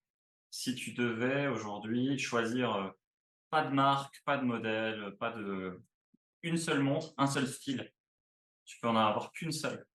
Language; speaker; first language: French; native; French